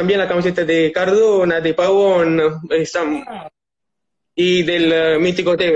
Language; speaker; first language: Spanish; non-native, learner; Italian